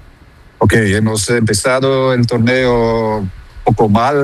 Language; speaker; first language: Spanish; non-native, fluent; Dutch